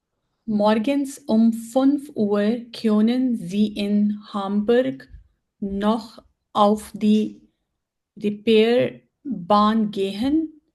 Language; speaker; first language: German; non-native, learner; Hindi